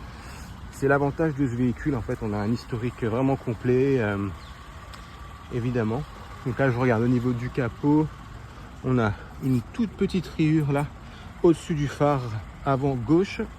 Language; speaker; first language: French; native; French